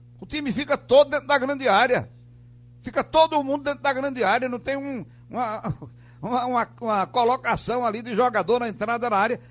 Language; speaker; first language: Portuguese; native; Portuguese